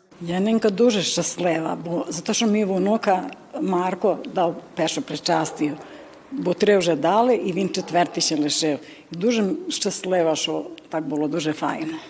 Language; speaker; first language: Ukrainian; early bilingual, heritage; Ukrainian